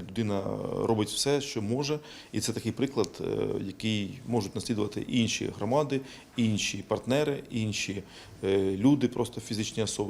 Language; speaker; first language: Ukrainian; native; Ukrainian